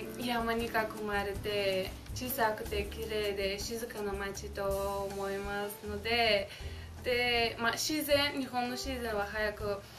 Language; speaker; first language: Japanese; non-native, fluent; Bulgarian